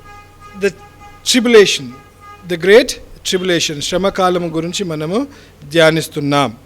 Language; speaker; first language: Telugu; native; Telugu